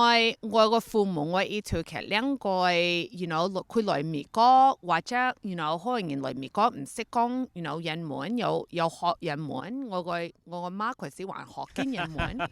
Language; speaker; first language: Cantonese; early bilingual, heritage; Cantonese